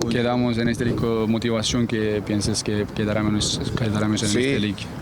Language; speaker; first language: Spanish; non-native, learner; Turkish